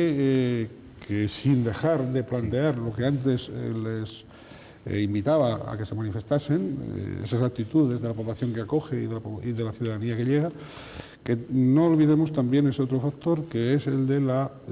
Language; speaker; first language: Spanish; native; Spanish